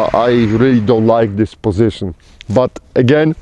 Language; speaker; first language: English; non-native, fluent; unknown